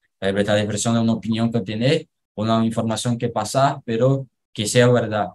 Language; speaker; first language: Spanish; non-native, learner; Portuguese